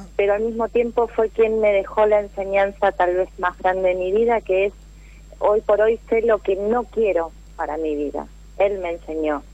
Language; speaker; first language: Spanish; native; Spanish